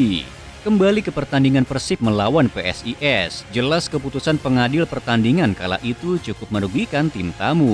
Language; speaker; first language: Indonesian; native; Indonesian